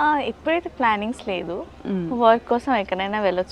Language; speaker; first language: Telugu; non-native, learner; Bangla